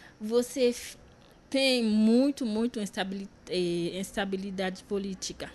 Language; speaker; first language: Portuguese; non-native, learner; Haitian Creole